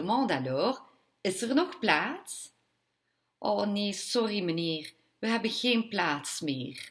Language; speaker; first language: Dutch; non-native, local second language; French